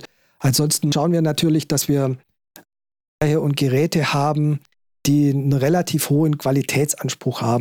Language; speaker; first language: German; native; German